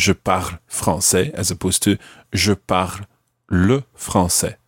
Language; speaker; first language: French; non-native, fluent; English